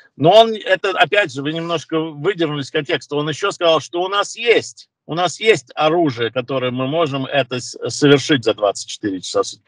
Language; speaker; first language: Russian; early bilingual, other home language; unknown